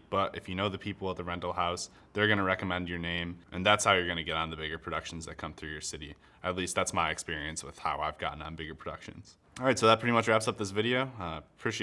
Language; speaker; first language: English; native; English